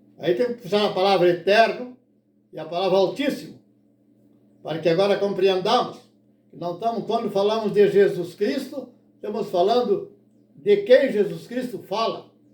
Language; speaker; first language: Portuguese; native; Portuguese